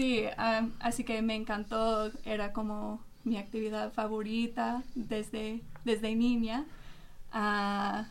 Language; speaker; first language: Spanish; non-native, fluent; English